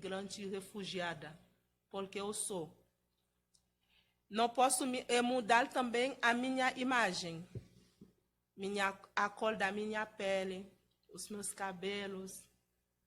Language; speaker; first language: Portuguese; non-native, fluent; Haitian Creole